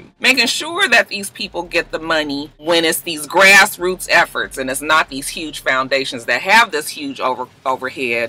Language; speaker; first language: English; native; English